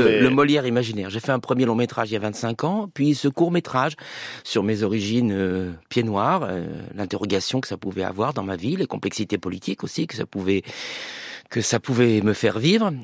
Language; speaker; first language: French; native; French